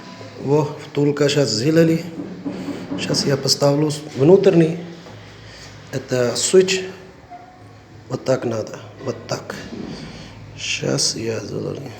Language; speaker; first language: Russian; non-native, learner; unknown